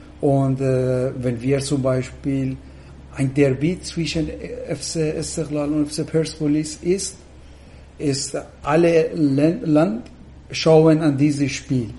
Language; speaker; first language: German; non-native, learner; Persian